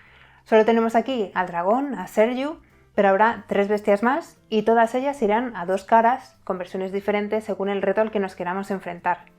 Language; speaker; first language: Spanish; native; Spanish